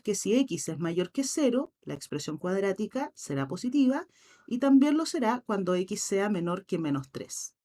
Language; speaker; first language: Spanish; native; Spanish